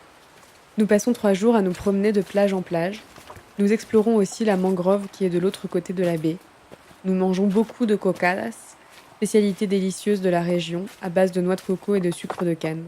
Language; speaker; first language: French; native; French